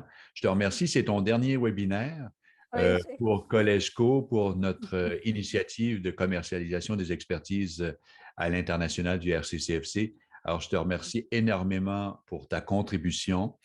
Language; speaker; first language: French; native; French